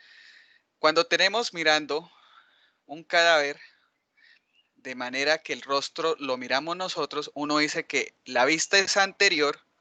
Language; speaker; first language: Spanish; native; Spanish